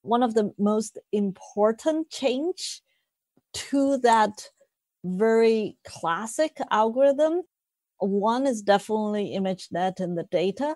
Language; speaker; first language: English; non-native, fluent; Chinese